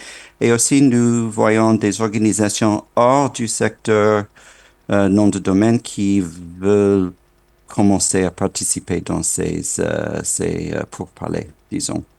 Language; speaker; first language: French; non-native, fluent; English